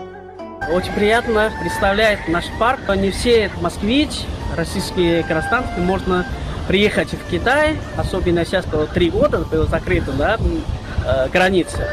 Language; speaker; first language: Russian; non-native, learner; Chinese